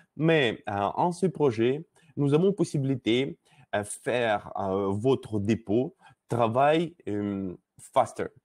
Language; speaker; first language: French; non-native, learner; Russian